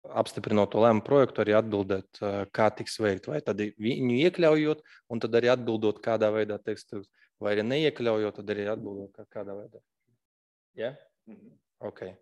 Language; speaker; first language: Latvian; non-native, local second language; Russian